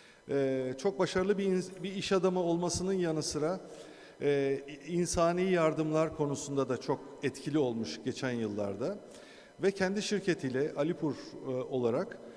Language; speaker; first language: Turkish; native; Turkish